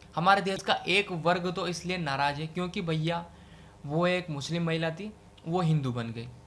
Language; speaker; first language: Hindi; native; Hindi